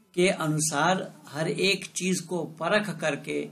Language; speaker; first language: Hindi; non-native, local second language; Bangla